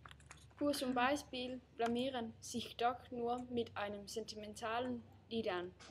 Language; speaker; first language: German; non-native, learner; Danish